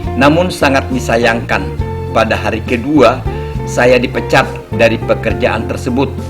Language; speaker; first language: Indonesian; non-native, local second language; Batak Toba